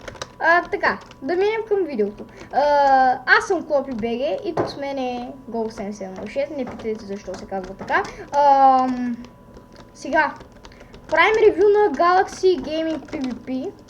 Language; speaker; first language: Bulgarian; native; Bulgarian